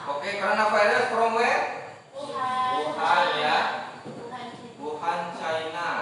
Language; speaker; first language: English; non-native, fluent; Indonesian